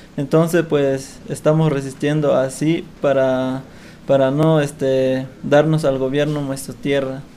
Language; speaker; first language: Spanish; non-native, local second language; Tzeltal